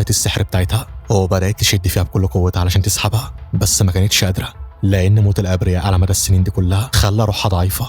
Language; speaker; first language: Arabic; native; Arabic